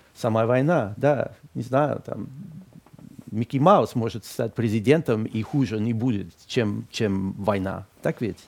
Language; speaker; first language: Russian; non-native, fluent; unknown